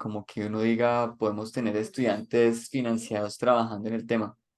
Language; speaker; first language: Spanish; native; Spanish